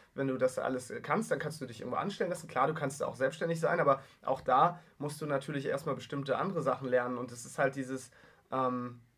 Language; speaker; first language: German; native; German